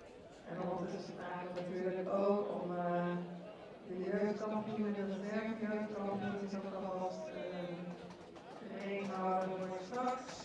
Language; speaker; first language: Dutch; native; Dutch